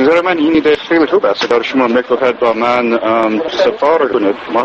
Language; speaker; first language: Persian; non-native, learner; English